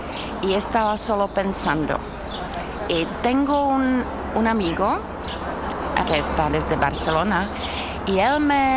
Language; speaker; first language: Spanish; non-native, fluent; Czech